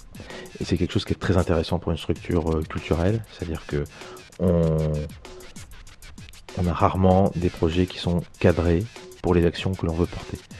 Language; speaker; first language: French; native; French